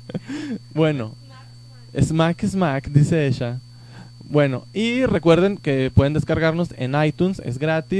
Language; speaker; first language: Spanish; native; Spanish